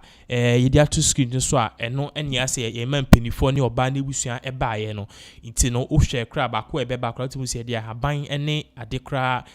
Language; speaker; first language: English; non-native, local second language; Akan